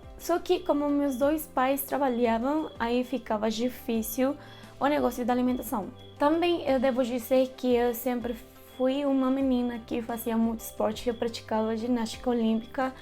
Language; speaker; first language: Portuguese; non-native, fluent; Spanish